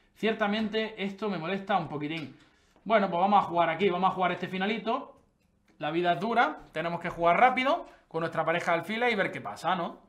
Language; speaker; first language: Spanish; native; Spanish